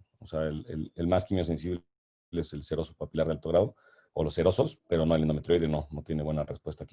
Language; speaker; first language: Spanish; native; Spanish